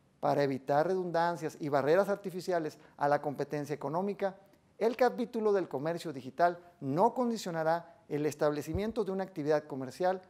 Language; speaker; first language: Spanish; native; Spanish